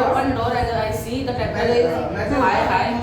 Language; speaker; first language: English; non-native, learner; Hindi